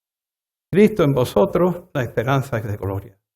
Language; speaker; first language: Spanish; native; Spanish